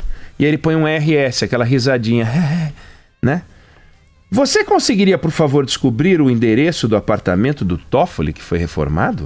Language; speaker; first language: Portuguese; native; Portuguese